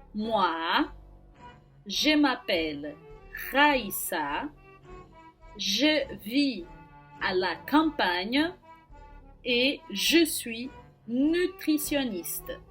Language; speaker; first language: French; non-native, fluent; Portuguese